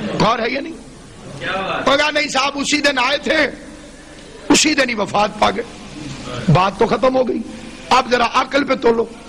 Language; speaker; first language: Urdu; non-native, local second language; Saraiki